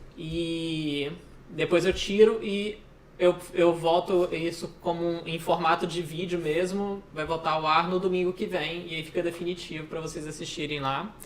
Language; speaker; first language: Portuguese; native; Portuguese